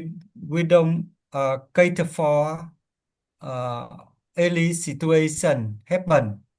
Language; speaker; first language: English; non-native, learner; Vietnamese